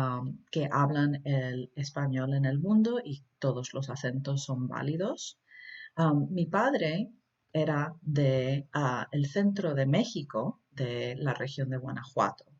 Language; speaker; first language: Spanish; early bilingual, heritage; Spanish